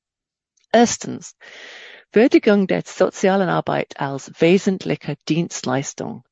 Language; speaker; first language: German; non-native, fluent; English